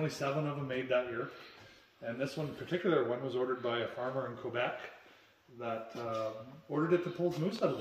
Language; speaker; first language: English; native; English